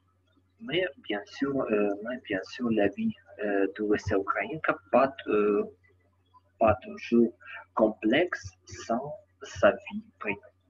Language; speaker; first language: French; non-native, learner; Ukrainian